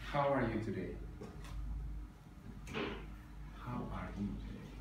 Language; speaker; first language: English; non-native, fluent; Vietnamese